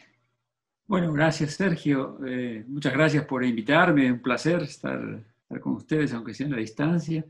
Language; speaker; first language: Spanish; native; Spanish